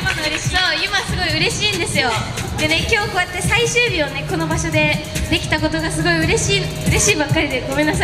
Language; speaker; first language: Japanese; native; Japanese